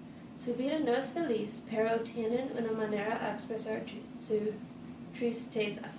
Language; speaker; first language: Spanish; non-native, learner; English